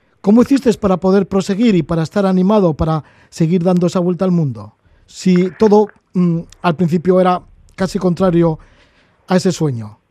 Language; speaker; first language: Spanish; native; Spanish